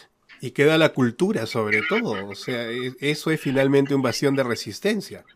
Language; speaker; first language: Spanish; native; Spanish